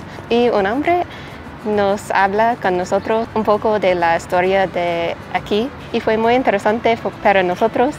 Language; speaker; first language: Spanish; non-native, learner; English